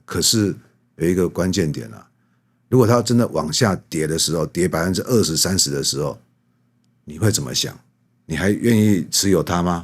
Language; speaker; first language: Chinese; native; Chinese